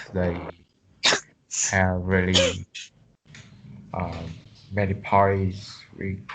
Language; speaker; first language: English; non-native, learner; Vietnamese